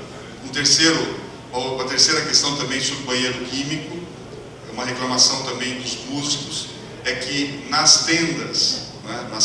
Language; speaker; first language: Portuguese; native; Portuguese